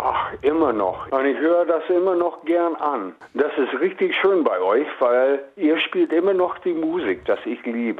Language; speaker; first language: German; non-native, fluent; English